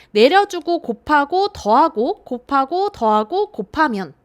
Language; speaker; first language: Korean; native; Korean